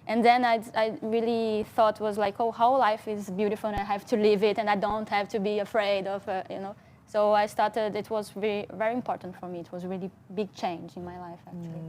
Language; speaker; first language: English; non-native, fluent; Portuguese